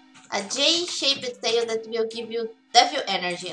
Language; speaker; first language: English; non-native, fluent; Portuguese